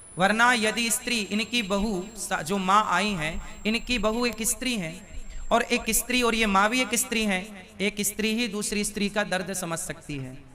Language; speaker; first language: Hindi; native; Hindi